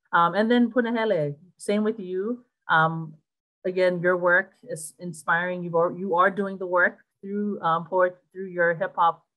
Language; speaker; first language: English; native; English